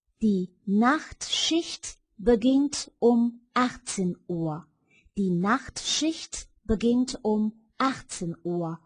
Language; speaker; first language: German; non-native, fluent; Chinese